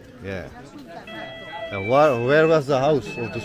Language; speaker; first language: English; non-native, learner; Turkish